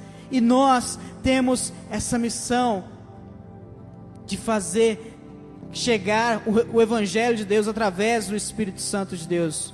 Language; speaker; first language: Portuguese; native; Portuguese